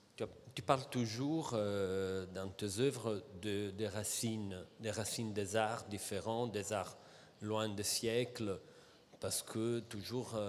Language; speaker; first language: French; non-native, fluent; Italian